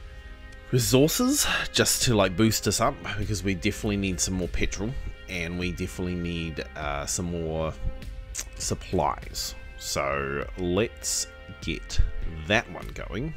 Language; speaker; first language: English; native; English